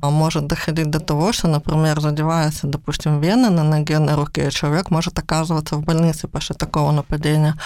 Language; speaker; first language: Russian; native; Russian